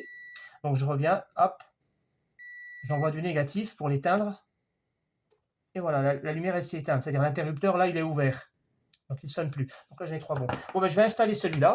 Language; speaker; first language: French; native; French